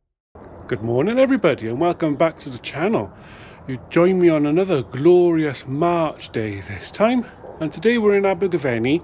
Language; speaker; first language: English; native; English